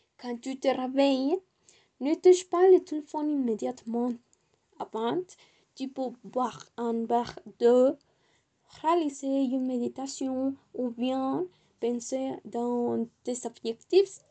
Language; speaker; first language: French; non-native, learner; Spanish